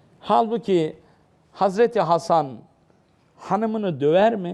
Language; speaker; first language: Turkish; native; Turkish